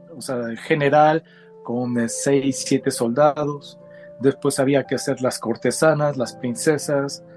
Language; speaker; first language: Spanish; native; Spanish